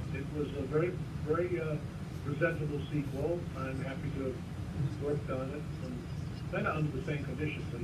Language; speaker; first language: English; native; English